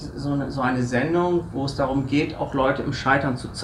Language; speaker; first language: German; native; German